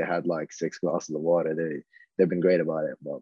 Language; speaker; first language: English; non-native, fluent; Arabic